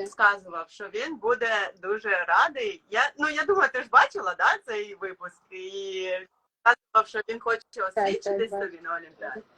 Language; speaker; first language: Ukrainian; native; Ukrainian